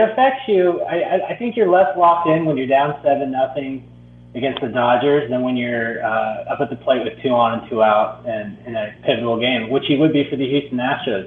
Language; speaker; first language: English; native; English